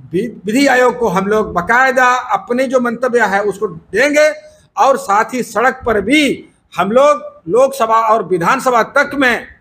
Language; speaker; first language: Hindi; native; Hindi